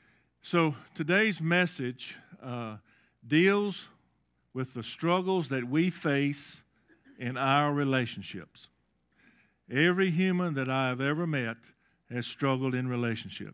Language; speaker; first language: English; native; English